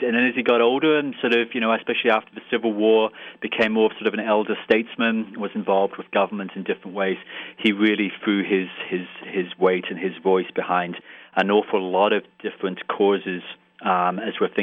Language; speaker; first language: English; native; English